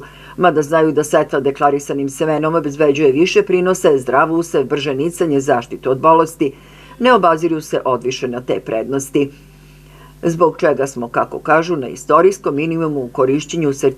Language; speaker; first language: Serbian; native; Serbian